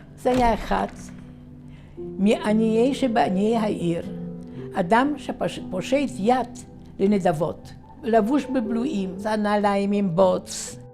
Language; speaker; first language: Hebrew; non-native, fluent; Yiddish